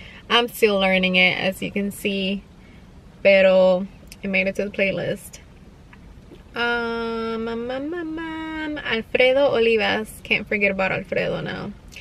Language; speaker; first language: English; early bilingual, other home language; Spanish